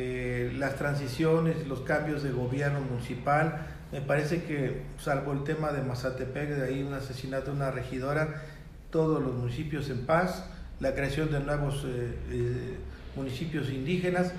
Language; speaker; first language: Spanish; native; Spanish